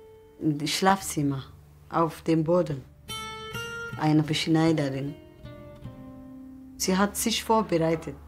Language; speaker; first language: German; non-native, learner; Somali